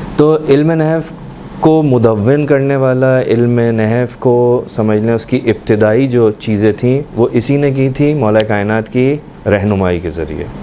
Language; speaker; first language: Urdu; native; Urdu